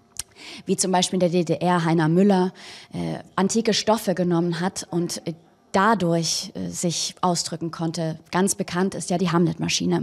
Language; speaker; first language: German; native; German